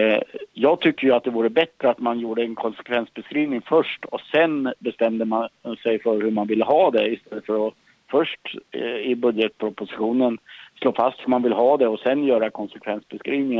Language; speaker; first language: Swedish; native; Swedish